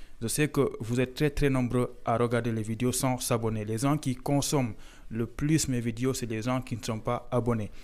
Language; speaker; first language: French; non-native, local second language; Fula